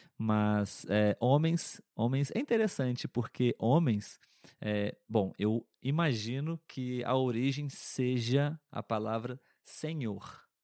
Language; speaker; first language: Portuguese; native; Portuguese